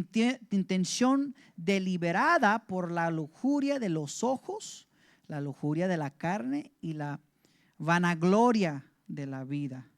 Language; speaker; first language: Spanish; early bilingual, heritage; English